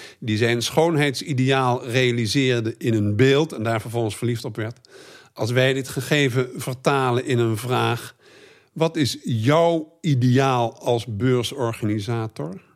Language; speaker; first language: Dutch; native; Dutch